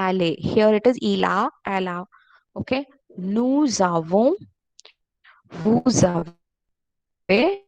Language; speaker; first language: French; non-native, fluent; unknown